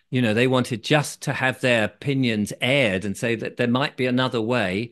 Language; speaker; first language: English; native; English